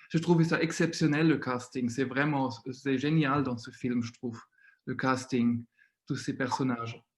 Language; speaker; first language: French; non-native, fluent; German